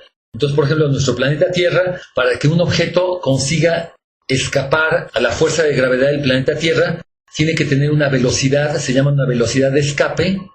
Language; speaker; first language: Spanish; native; Spanish